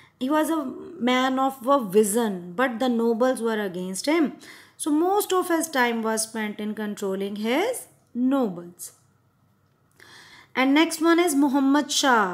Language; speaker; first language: English; non-native, local second language; Hindi